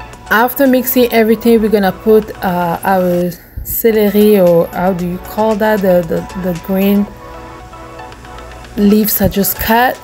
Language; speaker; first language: English; non-native, fluent; Lingala